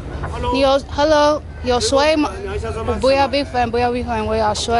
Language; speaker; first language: Chinese; non-native, learner; English